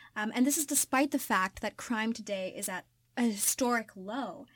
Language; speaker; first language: English; native; English